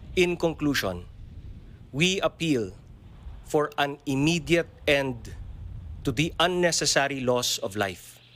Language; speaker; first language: English; non-native, local second language; Filipino